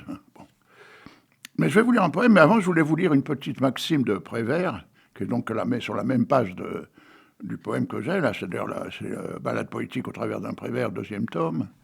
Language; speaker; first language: French; native; French